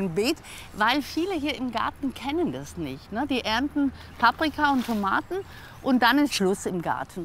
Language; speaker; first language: German; native; German